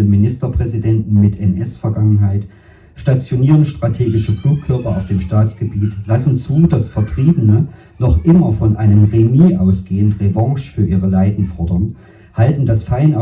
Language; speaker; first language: German; native; German